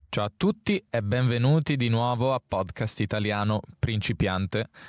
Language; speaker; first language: Italian; native; Italian